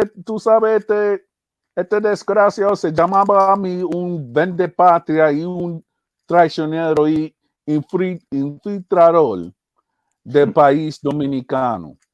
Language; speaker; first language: Spanish; early bilingual, heritage; English